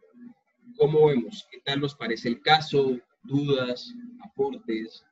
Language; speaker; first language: Spanish; native; Spanish